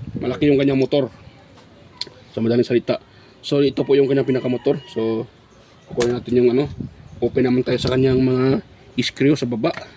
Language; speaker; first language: Filipino; non-native, local second language; Cebuano